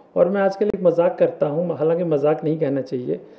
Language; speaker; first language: Hindi; native; Hindi